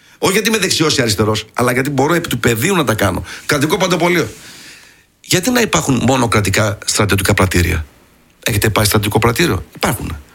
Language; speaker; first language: Greek; early bilingual, heritage; Greek